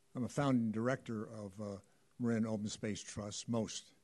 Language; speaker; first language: English; native; English